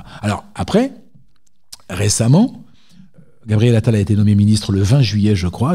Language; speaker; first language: French; native; French